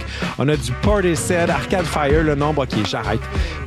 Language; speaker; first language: French; native; French